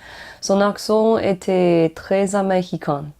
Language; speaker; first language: French; non-native, learner; Chinese